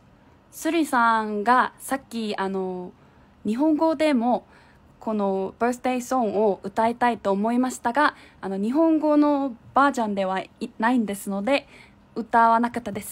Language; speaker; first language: Japanese; non-native, fluent; Korean